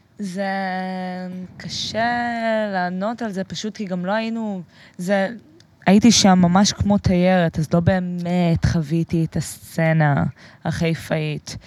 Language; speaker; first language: Hebrew; native; Hebrew